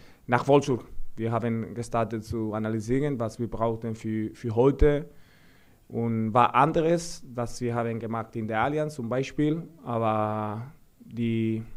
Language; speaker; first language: German; non-native, fluent; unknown